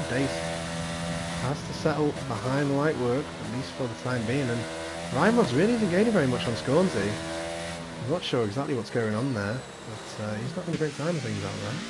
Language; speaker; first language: English; native; English